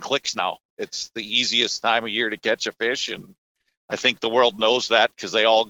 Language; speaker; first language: English; native; English